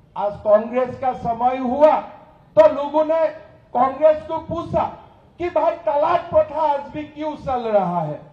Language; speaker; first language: Hindi; non-native, local second language; Assamese